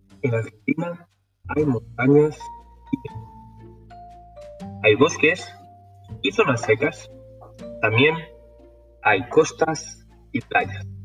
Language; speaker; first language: Spanish; non-native, learner; Norwegian